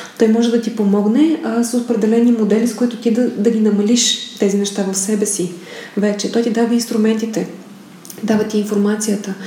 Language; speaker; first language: Bulgarian; native; Bulgarian